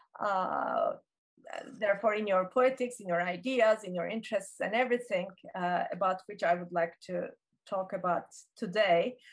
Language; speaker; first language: English; non-native, fluent; Turkish